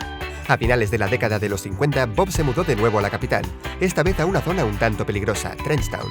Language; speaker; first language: Spanish; native; Spanish